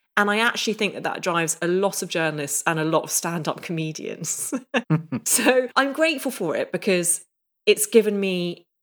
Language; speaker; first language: English; native; English